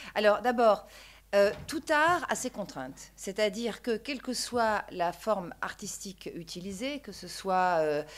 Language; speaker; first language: French; native; French